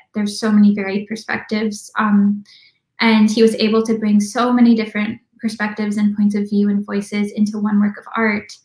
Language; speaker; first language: English; native; English